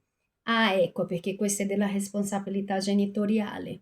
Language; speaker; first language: Italian; non-native, fluent; Portuguese